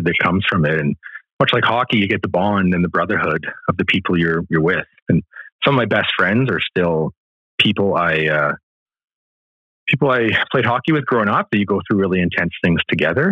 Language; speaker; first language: English; native; English